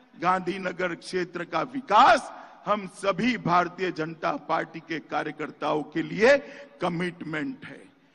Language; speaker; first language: Hindi; non-native, local second language; Gujarati